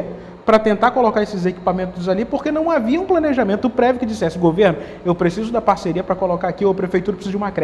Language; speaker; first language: Portuguese; native; Portuguese